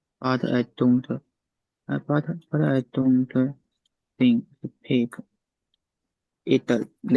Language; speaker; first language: English; non-native, learner; Chinese